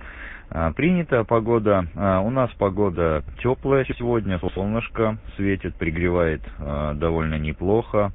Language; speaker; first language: Russian; native; Russian